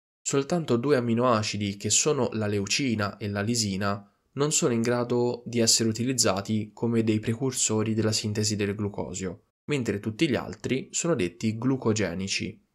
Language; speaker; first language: Italian; native; Italian